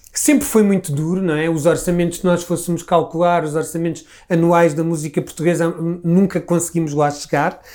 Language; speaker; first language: Portuguese; native; Portuguese